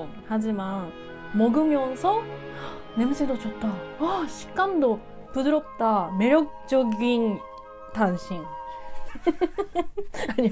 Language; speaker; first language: Korean; non-native, learner; Japanese